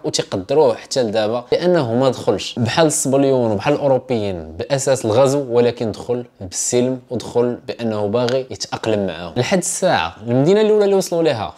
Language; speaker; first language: Arabic; native; Arabic